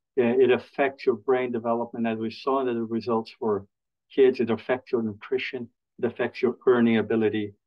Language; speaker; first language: English; non-native, fluent; Portuguese